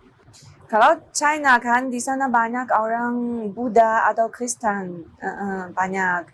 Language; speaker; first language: Indonesian; non-native, learner; Chinese